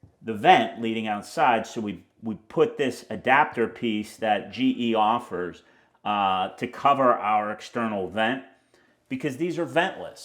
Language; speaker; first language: English; native; English